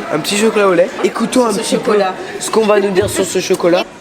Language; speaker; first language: French; native; French